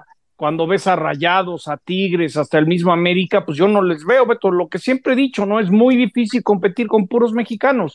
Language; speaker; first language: Spanish; native; Spanish